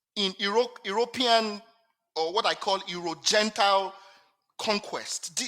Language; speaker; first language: English; non-native, local second language; Yoruba